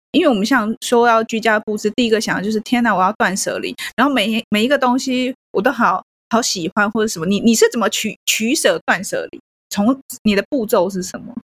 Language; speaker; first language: Chinese; native; Chinese